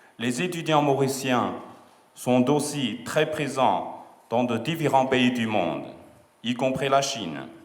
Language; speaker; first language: French; non-native, fluent; Chinese